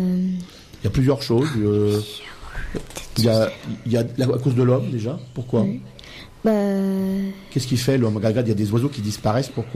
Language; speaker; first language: French; native; French